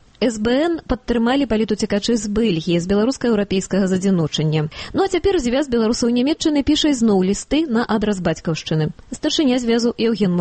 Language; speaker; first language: Belarusian; native; Belarusian